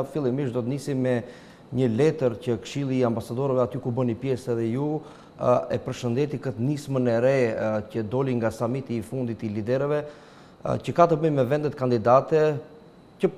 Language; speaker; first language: Albanian; native; Albanian